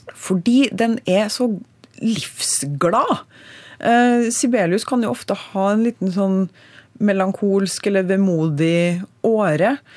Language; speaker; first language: Norwegian; native; Norwegian